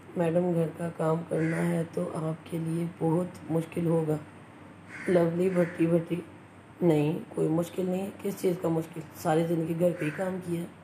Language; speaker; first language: Urdu; non-native, local second language; Punjabi